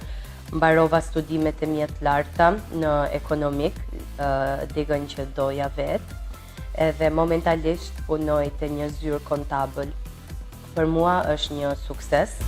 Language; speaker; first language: Albanian; early bilingual, heritage; Albanian